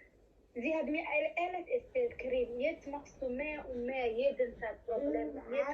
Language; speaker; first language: German; non-native, learner; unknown